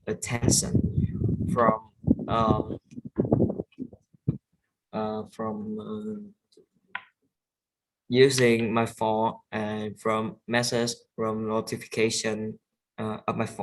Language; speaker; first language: English; non-native, learner; Vietnamese